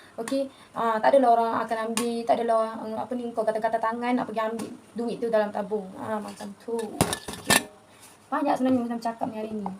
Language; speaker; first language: Malay; native; Malay